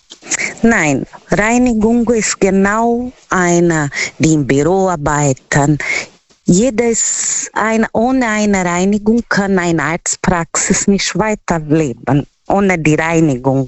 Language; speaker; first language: German; non-native, learner; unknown